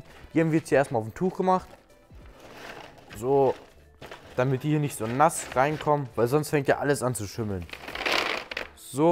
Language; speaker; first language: German; native; German